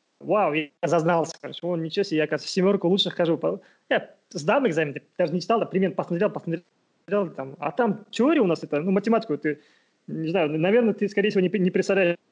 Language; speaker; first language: Russian; non-native, local second language; Kazakh